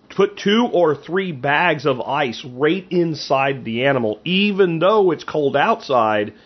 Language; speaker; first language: English; native; English